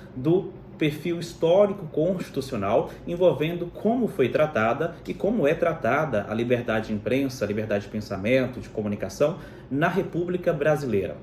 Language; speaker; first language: Portuguese; native; Portuguese